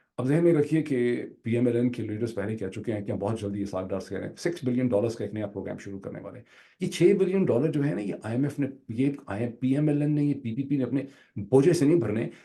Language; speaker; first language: Urdu; native; Urdu